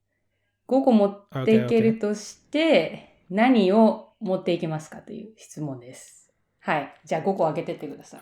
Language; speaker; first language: Japanese; native; Japanese